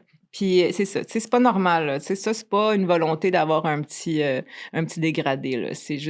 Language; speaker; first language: French; native; French